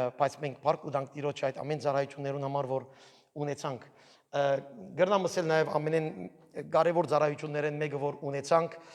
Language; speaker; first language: Armenian; early bilingual, heritage; Armenian